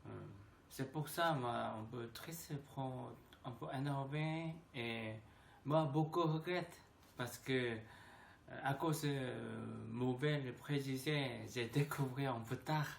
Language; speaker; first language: French; non-native, learner; Korean